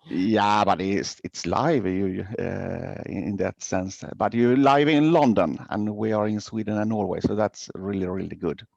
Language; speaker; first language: English; non-native, fluent; Swedish